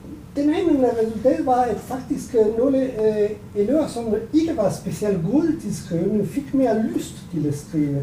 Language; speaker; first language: Danish; non-native, fluent; Italian